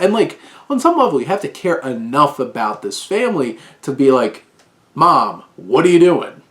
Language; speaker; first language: English; native; English